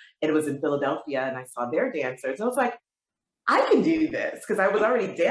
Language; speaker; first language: English; native; English